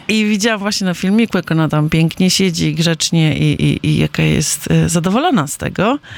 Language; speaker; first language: Polish; native; Polish